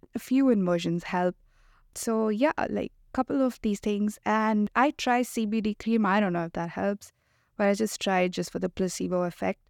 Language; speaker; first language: English; non-native, local second language; Hindi